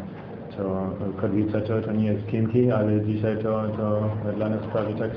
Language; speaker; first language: Polish; non-native, fluent; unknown